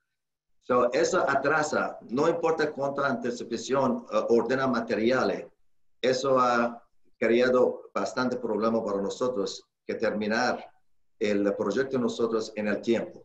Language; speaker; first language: Spanish; non-native, learner; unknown